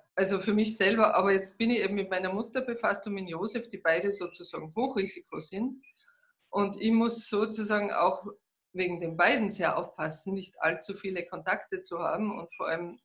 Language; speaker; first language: German; native; German